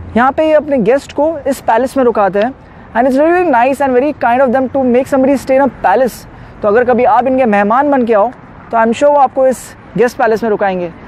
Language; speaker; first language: Hindi; native; Hindi